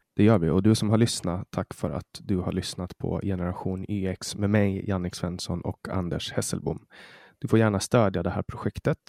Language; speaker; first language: Swedish; native; Swedish